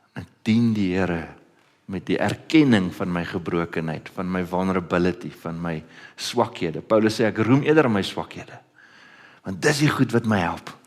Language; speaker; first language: Afrikaans; early bilingual, other home language; Dutch